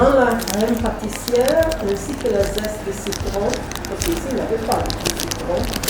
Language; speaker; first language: French; non-native, fluent; Italian